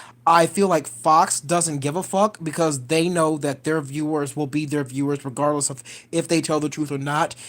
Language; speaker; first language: English; native; English